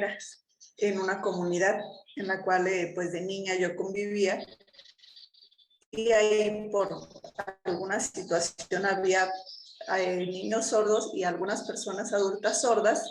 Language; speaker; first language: Spanish; native; Spanish